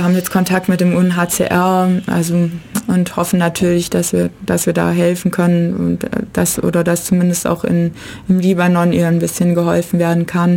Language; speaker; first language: German; native; German